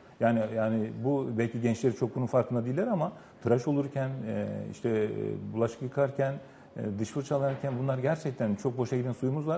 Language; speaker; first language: Turkish; native; Turkish